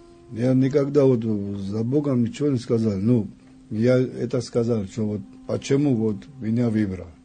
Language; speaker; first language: Russian; non-native, fluent; Georgian